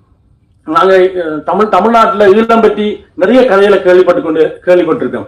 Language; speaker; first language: Tamil; native; Tamil